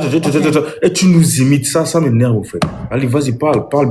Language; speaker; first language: French; non-native, local second language; Lingala